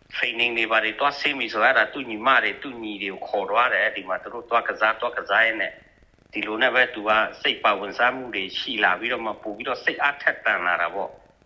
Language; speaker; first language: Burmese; non-native, local second language; Shan